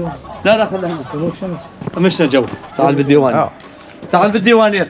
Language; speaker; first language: Arabic; native; Arabic